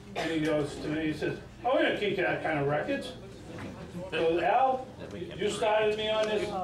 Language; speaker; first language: English; native; English